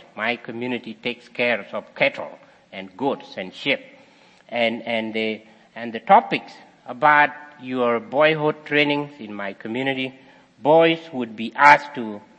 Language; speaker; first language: English; non-native, fluent; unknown